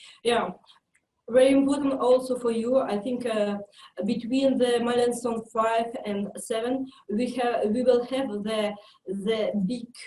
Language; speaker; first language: English; non-native, fluent; French